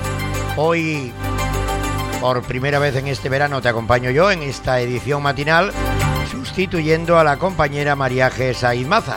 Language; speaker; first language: Spanish; native; Spanish